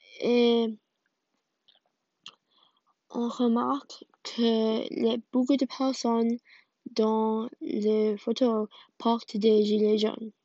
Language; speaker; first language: French; non-native, learner; English